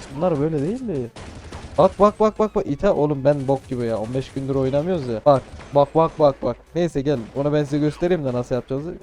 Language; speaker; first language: Turkish; native; Turkish